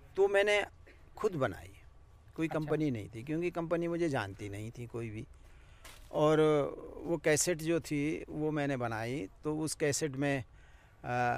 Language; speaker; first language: Hindi; non-native, local second language; Garhwali